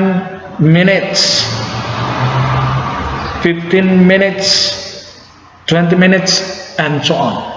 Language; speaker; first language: English; non-native, learner; Indonesian